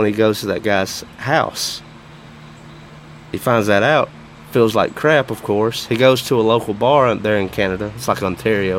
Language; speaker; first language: English; native; English